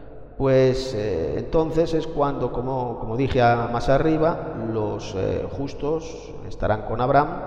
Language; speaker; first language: Spanish; native; Spanish